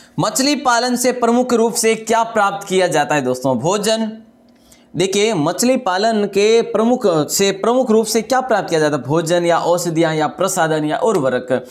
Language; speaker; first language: Hindi; native; Hindi